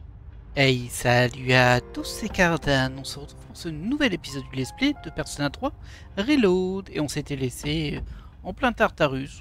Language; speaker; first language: French; native; French